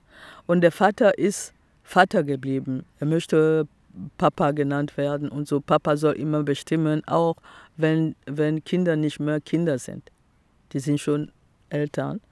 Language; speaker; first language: German; non-native, fluent; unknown